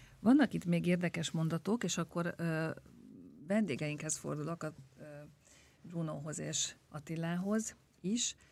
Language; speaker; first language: Hungarian; native; Hungarian